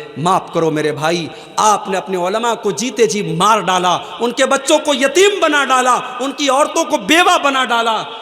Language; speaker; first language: Urdu; native; Urdu